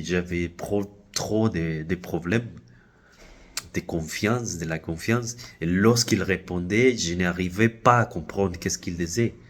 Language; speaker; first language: French; non-native, fluent; Spanish